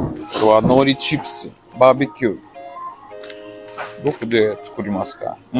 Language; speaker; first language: Japanese; non-native, learner; Russian